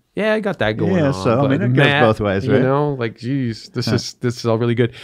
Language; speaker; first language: English; native; English